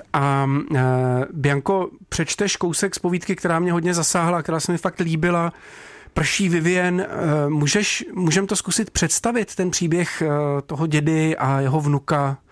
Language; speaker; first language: Czech; native; Czech